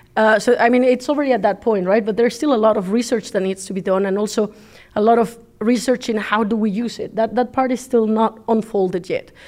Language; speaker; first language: English; non-native, fluent; Spanish